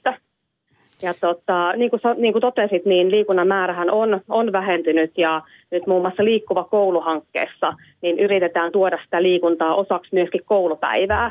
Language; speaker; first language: Finnish; native; Finnish